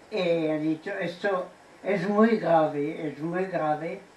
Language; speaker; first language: Spanish; non-native, fluent; French